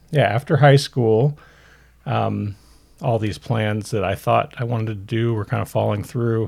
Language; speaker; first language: English; native; English